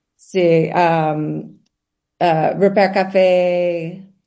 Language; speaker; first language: Spanish; non-native, learner; English